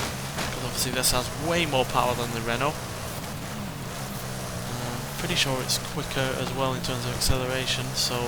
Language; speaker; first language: English; native; English